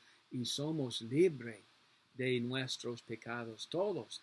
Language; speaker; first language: Spanish; non-native, learner; English